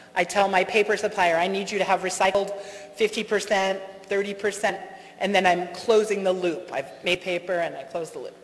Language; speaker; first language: English; native; English